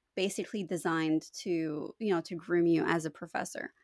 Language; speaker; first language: English; non-native, fluent; Romanian